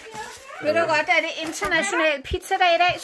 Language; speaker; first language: Danish; native; Danish